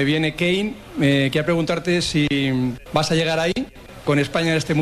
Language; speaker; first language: Spanish; native; Spanish